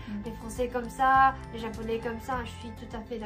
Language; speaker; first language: French; non-native, fluent; Japanese